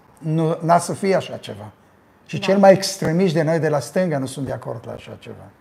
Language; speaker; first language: Romanian; early bilingual, heritage; Romanian